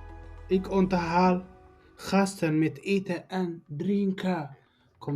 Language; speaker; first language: Dutch; non-native, learner; Tigrinya